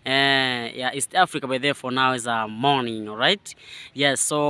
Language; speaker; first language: English; non-native, learner; Swahili